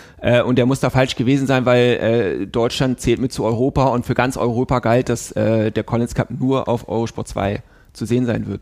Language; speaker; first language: German; native; German